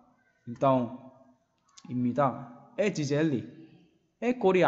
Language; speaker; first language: Portuguese; non-native, learner; Korean